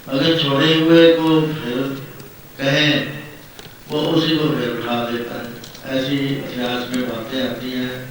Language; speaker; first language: Hindi; non-native, local second language; Punjabi